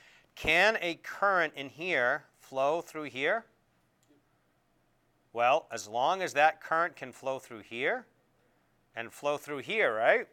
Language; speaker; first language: English; native; English